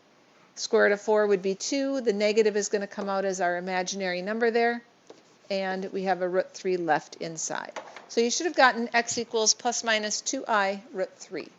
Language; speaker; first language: English; native; English